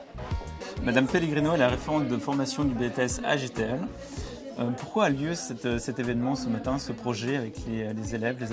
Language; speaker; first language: French; native; French